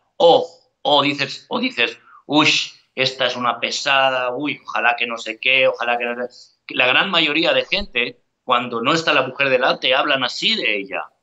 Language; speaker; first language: Spanish; native; Spanish